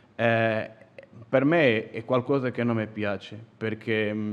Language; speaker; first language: Italian; non-native, fluent; Portuguese